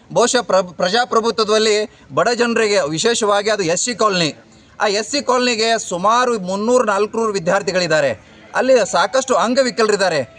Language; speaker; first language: Kannada; non-native, local second language; Lambadi